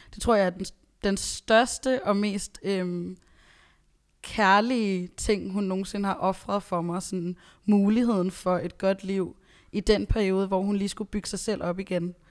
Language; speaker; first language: Danish; early bilingual, other home language; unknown